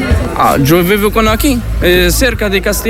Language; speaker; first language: Spanish; non-native, learner; Arabic